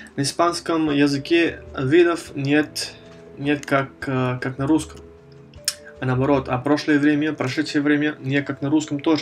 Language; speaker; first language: Russian; non-native, fluent; Spanish